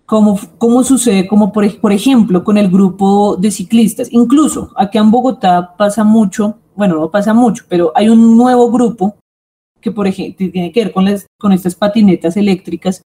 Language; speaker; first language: Spanish; native; Spanish